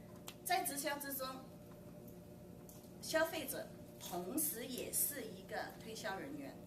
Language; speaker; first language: Chinese; native; Chinese